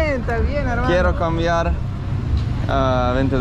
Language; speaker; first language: Spanish; non-native, learner; Arabic